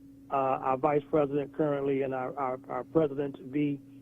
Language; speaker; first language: English; native; English